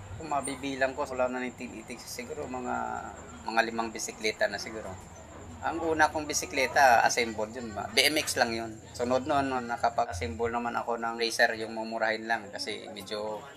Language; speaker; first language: Filipino; non-native, local second language; Hiligaynon